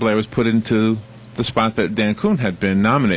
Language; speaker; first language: English; native; English